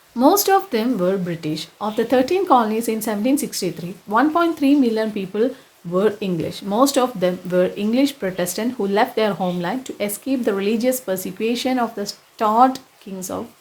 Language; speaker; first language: English; non-native, local second language; Malayalam